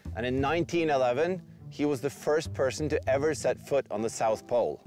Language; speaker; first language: English; non-native, fluent; Norwegian